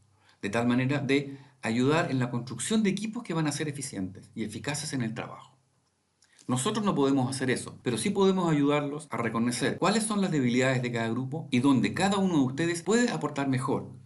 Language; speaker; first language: Spanish; native; Spanish